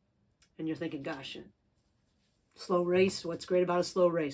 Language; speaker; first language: English; native; English